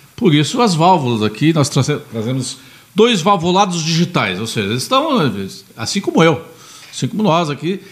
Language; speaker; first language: Portuguese; native; Portuguese